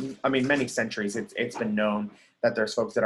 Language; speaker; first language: English; early bilingual, other home language; Spanish